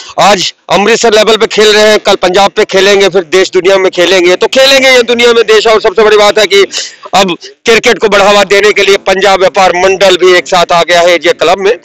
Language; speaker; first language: Hindi; non-native, local second language; Punjabi